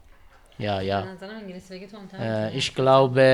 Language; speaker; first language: German; non-native, learner; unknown